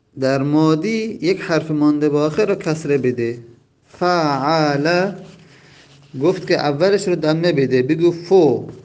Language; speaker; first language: Persian; non-native, local second language; Azerbaijani